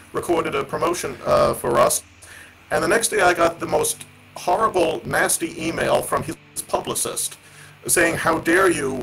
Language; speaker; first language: English; native; English